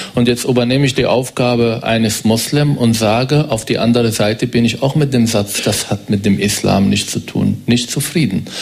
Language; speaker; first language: German; non-native, fluent; Arabic